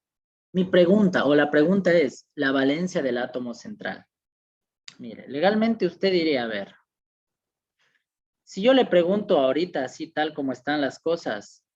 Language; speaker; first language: Spanish; native; Spanish